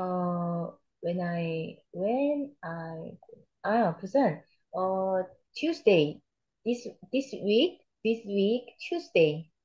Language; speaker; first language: English; non-native, learner; Korean